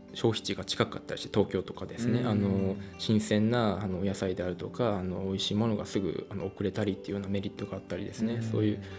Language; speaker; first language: Japanese; native; Japanese